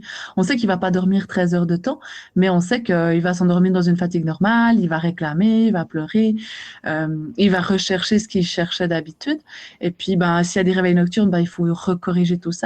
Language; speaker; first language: French; native; French